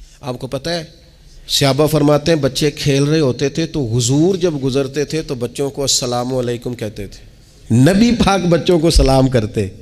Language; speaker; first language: Urdu; non-native, local second language; Punjabi